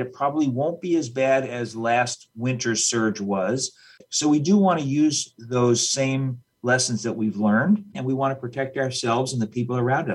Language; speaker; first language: English; native; English